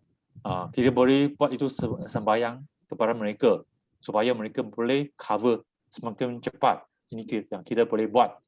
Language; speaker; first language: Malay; non-native, local second language; Chinese